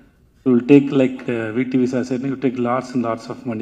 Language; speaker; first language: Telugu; non-native, learner; Tamil